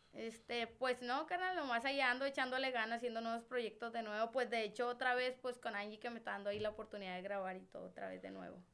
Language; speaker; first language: Spanish; native; Spanish